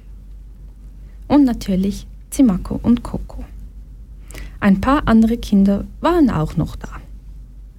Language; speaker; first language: German; early bilingual, other home language; Portuguese